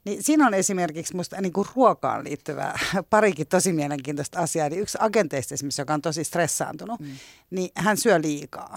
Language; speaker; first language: Finnish; native; Finnish